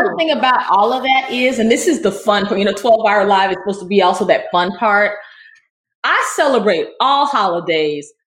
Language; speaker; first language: English; native; English